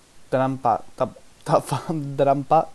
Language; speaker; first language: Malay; non-native, learner; English